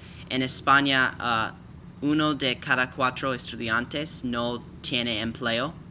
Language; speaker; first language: Spanish; non-native, fluent; English